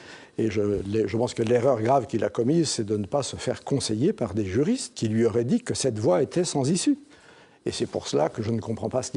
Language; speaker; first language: French; native; French